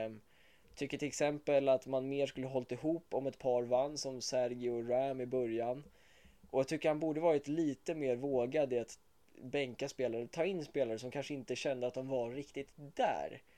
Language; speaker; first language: Swedish; native; Swedish